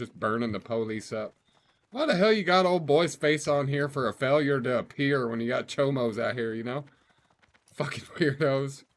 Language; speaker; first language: English; native; English